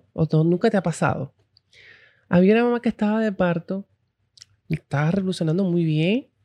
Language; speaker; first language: Spanish; early bilingual, heritage; Spanish